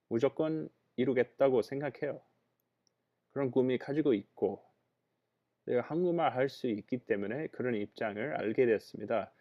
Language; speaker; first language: Korean; non-native, fluent; English